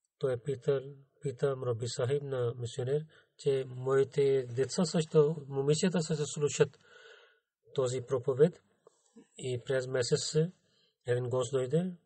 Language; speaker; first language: Bulgarian; non-native, fluent; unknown